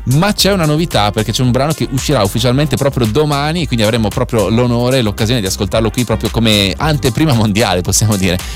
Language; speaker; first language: Italian; native; Italian